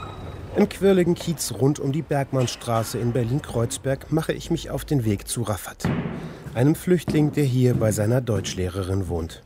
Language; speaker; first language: German; native; German